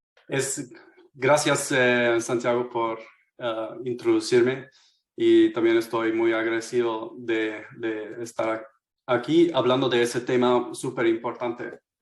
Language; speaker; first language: Spanish; non-native, fluent; German